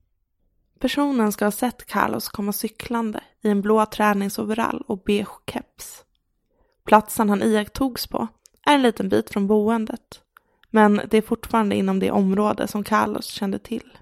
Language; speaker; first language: Swedish; native; Swedish